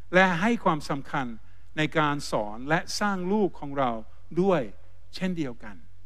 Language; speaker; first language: Thai; non-native, fluent; English